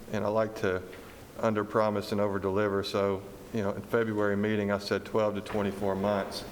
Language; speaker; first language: English; native; English